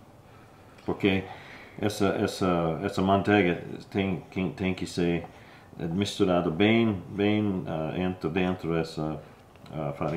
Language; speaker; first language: Portuguese; non-native, learner; English